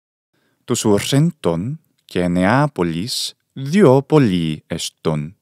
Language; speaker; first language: Greek; non-native, fluent; English